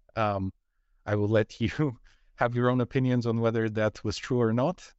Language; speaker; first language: English; non-native, fluent; Bulgarian